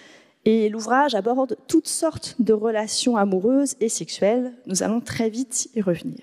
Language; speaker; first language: French; native; French